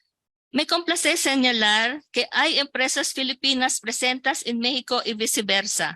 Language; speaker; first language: Spanish; non-native, local second language; Filipino